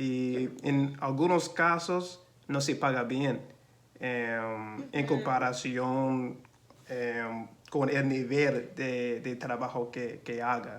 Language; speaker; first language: Spanish; non-native, learner; English